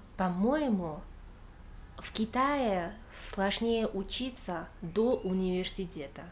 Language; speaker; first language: Russian; non-native, fluent; Chinese